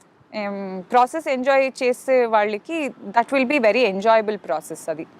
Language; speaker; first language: Telugu; non-native, fluent; Kannada